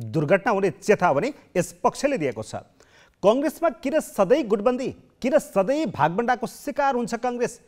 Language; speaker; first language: Nepali; native; Nepali